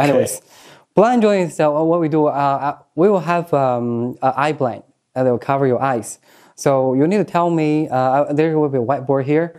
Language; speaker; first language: English; non-native, fluent; Chinese